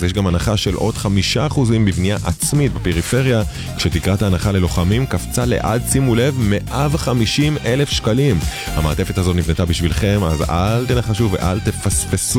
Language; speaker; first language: Hebrew; native; Hebrew